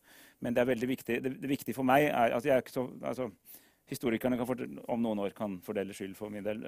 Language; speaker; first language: Norwegian; native; Norwegian